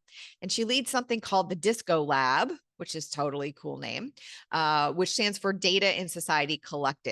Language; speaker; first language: English; native; English